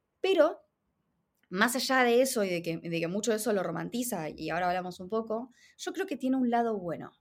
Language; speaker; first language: Spanish; native; Spanish